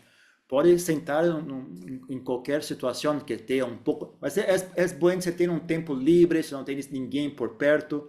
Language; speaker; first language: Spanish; non-native, fluent; Portuguese